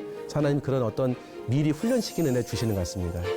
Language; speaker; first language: Korean; native; Korean